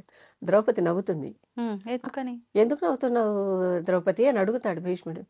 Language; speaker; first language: Telugu; native; Telugu